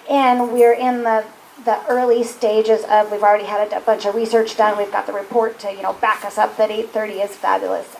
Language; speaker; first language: English; native; English